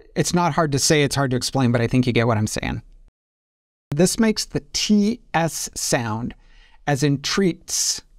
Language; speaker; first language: English; native; English